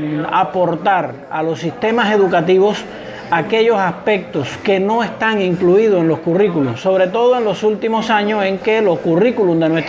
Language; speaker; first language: Spanish; native; Spanish